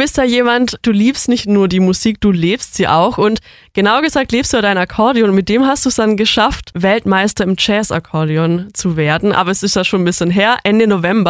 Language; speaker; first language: German; native; German